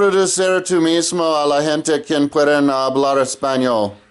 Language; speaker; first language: Spanish; non-native, learner; English